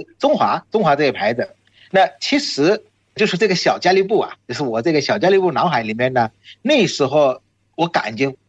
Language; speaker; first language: Chinese; non-native, fluent; Bangla